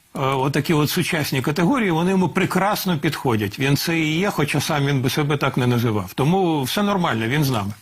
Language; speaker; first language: Ukrainian; native; Ukrainian